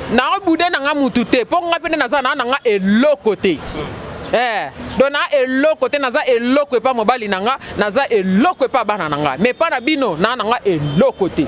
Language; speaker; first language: Lingala; non-native, local second language; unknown